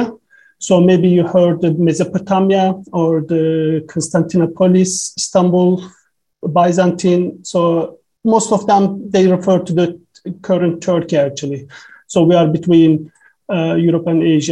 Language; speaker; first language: English; non-native, fluent; Turkish